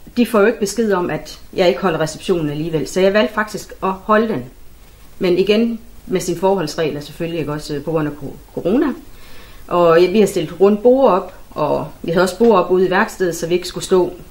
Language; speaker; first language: Danish; native; Danish